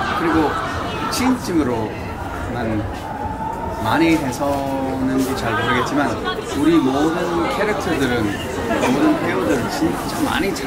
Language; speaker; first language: Korean; early bilingual, heritage; Korean